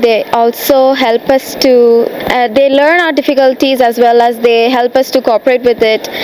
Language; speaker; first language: English; non-native, local second language; Malayalam